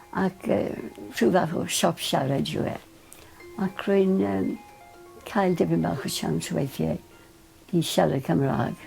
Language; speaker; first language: Welsh; non-native, local second language; English